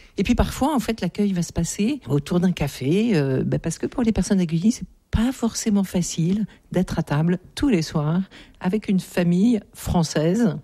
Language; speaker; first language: French; native; French